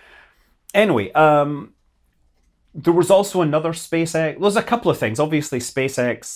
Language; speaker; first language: English; native; English